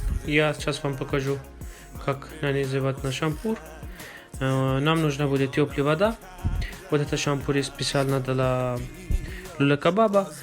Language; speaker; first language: Russian; non-native, fluent; Persian